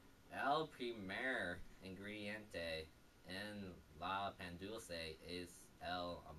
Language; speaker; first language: Spanish; non-native, learner; English